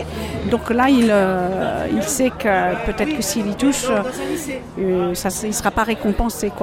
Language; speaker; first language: French; native; French